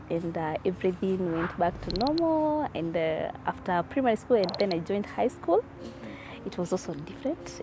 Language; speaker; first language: English; non-native, local second language; Kikuyu